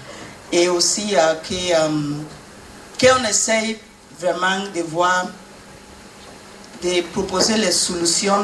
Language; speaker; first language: French; non-native, fluent; English